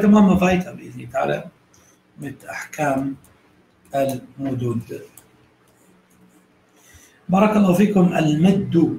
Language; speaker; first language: German; non-native, fluent; Arabic